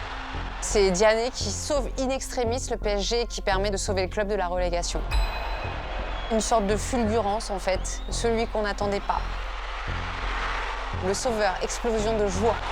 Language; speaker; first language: French; native; French